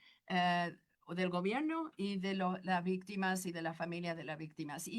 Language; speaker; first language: Spanish; non-native, fluent; English